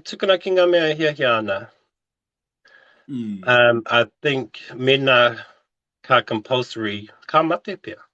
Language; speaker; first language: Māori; non-native, local second language; English